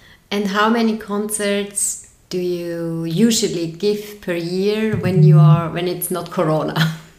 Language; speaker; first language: English; non-native, fluent; German